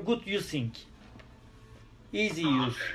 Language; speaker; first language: English; non-native, learner; Turkish